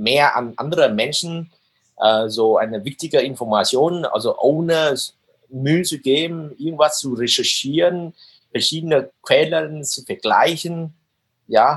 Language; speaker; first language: German; non-native, fluent; Vietnamese